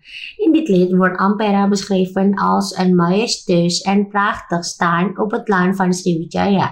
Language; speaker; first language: Dutch; non-native, fluent; Indonesian